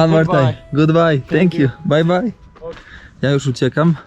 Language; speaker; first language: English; non-native, learner; Polish